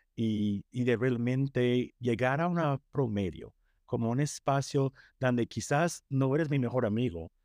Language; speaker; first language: Spanish; non-native, fluent; English